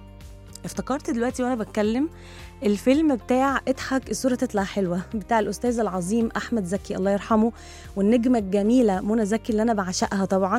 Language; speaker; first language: Arabic; native; Arabic